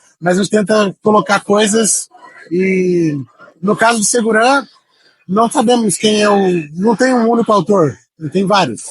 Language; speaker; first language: Portuguese; native; Portuguese